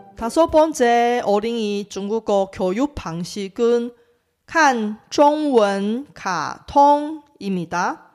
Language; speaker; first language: Korean; non-native, fluent; Chinese